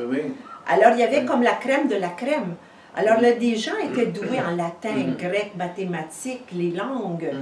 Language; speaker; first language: French; native; French